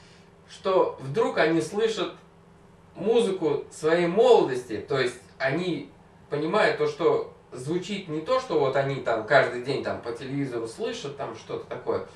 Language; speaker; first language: Russian; native; Russian